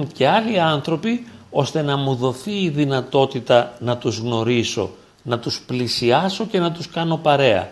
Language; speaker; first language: Greek; native; Greek